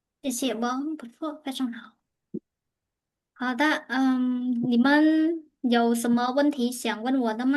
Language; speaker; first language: Chinese; non-native, fluent; Khmer